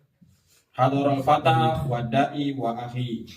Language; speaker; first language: Arabic; non-native, fluent; Indonesian